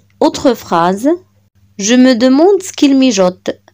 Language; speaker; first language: French; non-native, local second language; Arabic